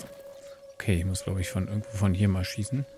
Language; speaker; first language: German; native; German